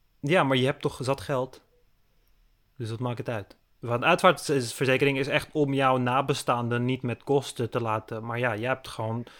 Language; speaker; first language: Dutch; early bilingual, other home language; Turkish